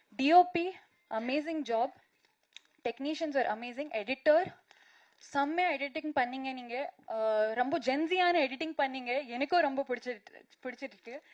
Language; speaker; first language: Tamil; non-native, fluent; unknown